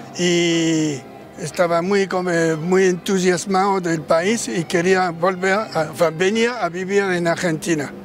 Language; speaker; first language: Spanish; non-native, fluent; French